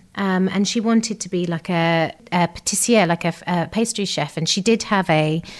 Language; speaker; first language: English; native; English